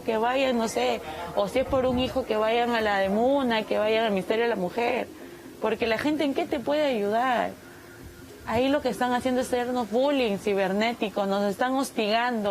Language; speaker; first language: Spanish; native; Spanish